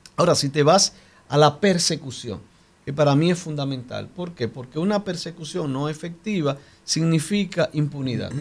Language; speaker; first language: Spanish; native; Spanish